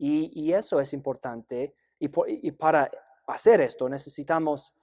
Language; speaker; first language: Spanish; non-native, fluent; English